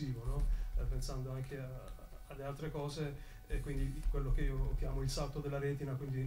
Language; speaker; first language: Italian; native; Italian